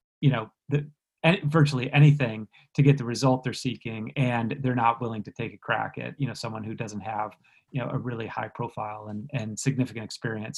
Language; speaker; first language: English; native; English